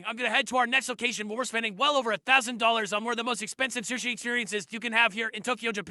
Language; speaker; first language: English; native; English